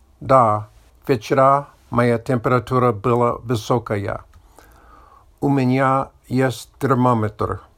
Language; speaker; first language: Russian; non-native, learner; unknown